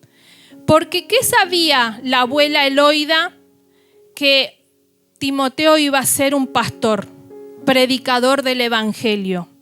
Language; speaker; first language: Spanish; native; Spanish